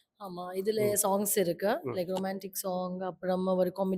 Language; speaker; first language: Tamil; non-native, learner; Malayalam